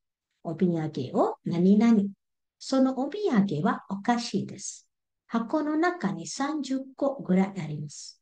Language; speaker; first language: Japanese; non-native, fluent; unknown